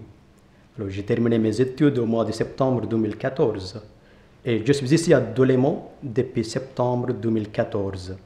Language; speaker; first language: French; non-native, fluent; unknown